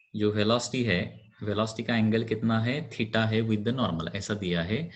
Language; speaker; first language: Hindi; non-native, local second language; Marathi